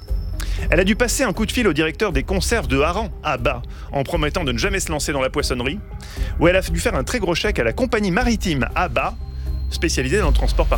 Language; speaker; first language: French; native; French